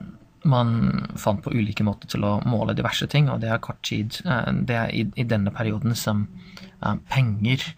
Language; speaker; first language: Norwegian; non-native, fluent; English